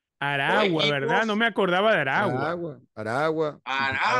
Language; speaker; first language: Spanish; native; Spanish